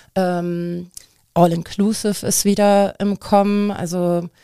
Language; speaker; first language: German; native; German